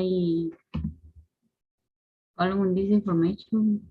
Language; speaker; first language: English; non-native, learner; Spanish